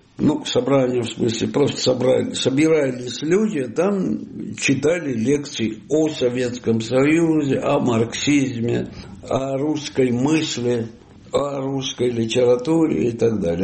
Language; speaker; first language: Russian; non-native, fluent; Italian